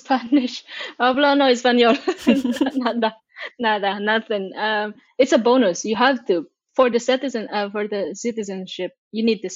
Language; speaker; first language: English; non-native, local second language; Filipino